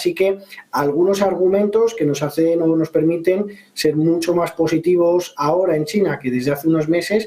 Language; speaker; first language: Spanish; native; Spanish